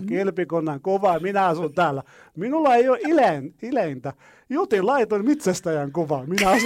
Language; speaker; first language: Finnish; non-native, fluent; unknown